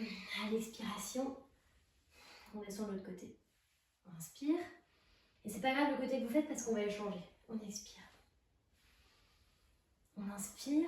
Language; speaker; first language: French; native; French